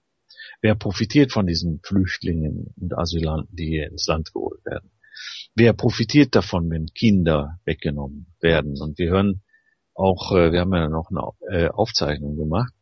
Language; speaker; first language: German; native; German